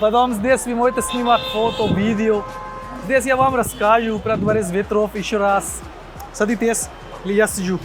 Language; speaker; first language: Russian; non-native, learner; Hindi